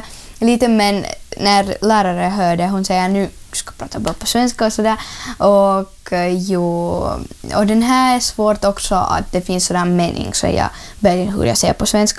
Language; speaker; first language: Swedish; non-native, learner; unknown